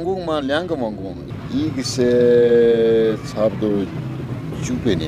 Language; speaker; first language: Chinese; non-native, learner; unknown